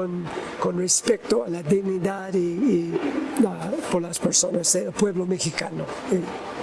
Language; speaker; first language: Spanish; non-native, learner; English